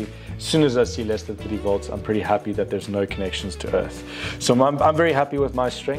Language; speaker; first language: English; native; English